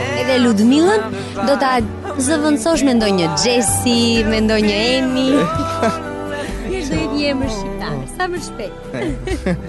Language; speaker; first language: Albanian; native; Albanian